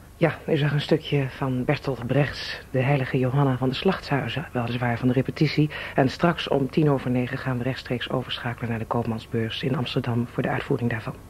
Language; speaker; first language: Dutch; native; Dutch